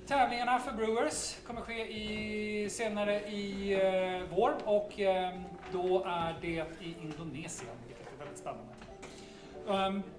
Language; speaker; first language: Swedish; native; Swedish